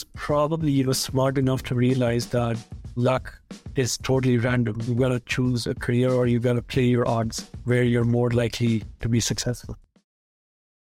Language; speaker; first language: English; non-native, local second language; Punjabi